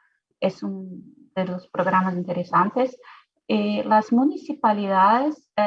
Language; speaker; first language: Spanish; non-native, fluent; Portuguese